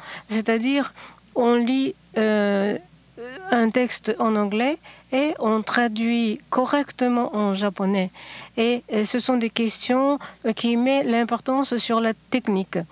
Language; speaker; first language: French; non-native, fluent; Japanese